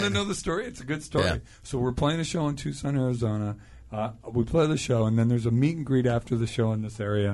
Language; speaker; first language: English; native; English